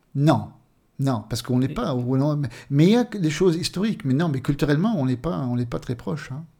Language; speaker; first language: French; non-native, fluent; Swedish